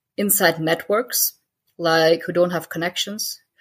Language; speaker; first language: English; early bilingual, heritage; German